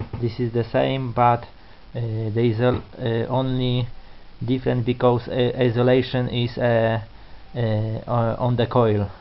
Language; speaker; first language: English; non-native, learner; Polish